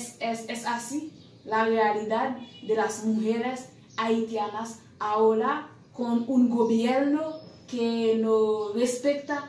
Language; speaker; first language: Spanish; non-native, learner; Haitian Creole